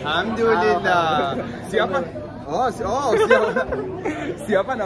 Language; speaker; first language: Indonesian; non-native, learner; Persian